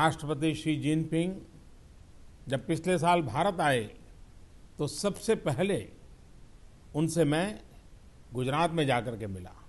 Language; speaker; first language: Hindi; non-native, local second language; Gujarati